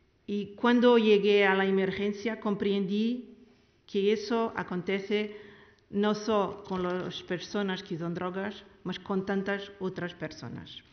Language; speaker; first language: Spanish; non-native, learner; Portuguese